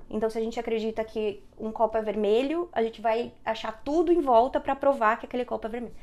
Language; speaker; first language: Portuguese; native; Portuguese